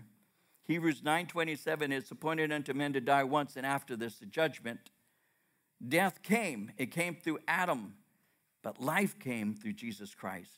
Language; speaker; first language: English; native; English